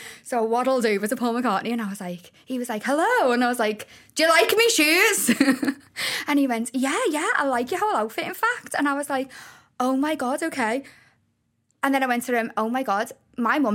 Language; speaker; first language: English; native; English